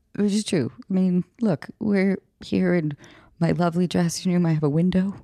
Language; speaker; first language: English; native; English